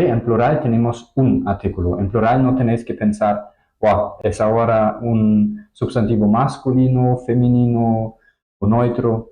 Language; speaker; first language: Spanish; non-native, fluent; German